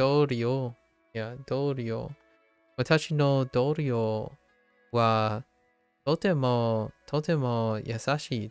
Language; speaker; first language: Japanese; non-native, learner; English